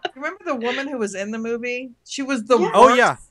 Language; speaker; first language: English; native; English